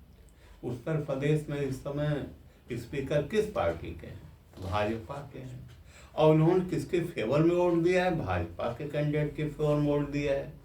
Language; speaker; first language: Hindi; native; Hindi